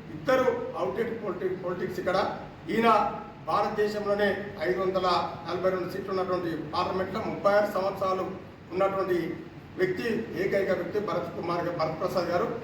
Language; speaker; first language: Telugu; native; Telugu